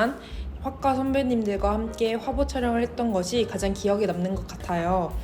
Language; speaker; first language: Korean; native; Korean